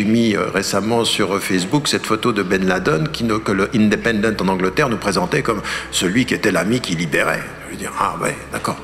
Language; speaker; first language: French; early bilingual, other home language; Arabic